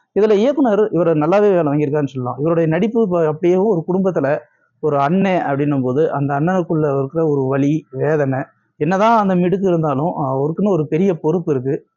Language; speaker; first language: Tamil; native; Tamil